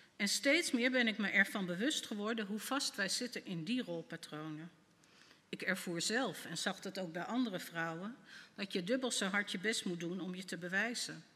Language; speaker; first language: Dutch; native; Dutch